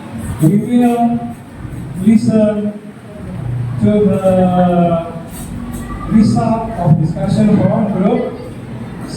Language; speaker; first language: English; non-native, fluent; Indonesian